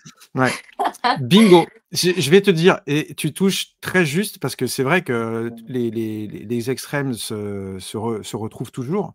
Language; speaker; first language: French; native; French